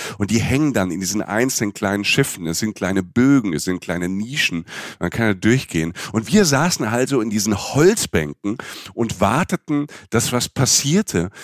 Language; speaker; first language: German; native; German